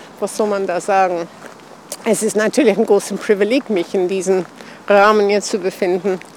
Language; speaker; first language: German; non-native, fluent; English